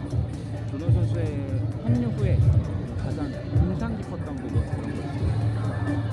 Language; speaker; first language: Korean; native; Korean